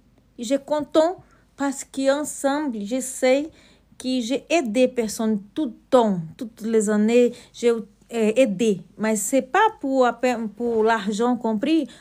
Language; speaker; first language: French; non-native, learner; Portuguese